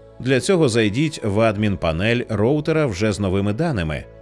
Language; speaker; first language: Ukrainian; native; Ukrainian